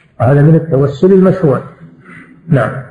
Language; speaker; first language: Arabic; native; Arabic